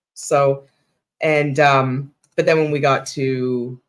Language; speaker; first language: English; native; English